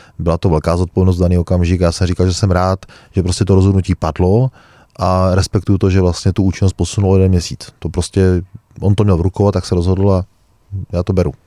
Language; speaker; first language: Czech; native; Czech